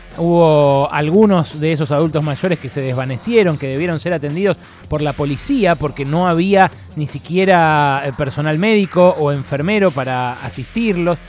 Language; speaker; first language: Spanish; native; Spanish